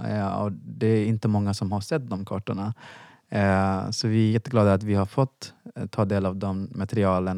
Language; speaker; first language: Swedish; non-native, fluent; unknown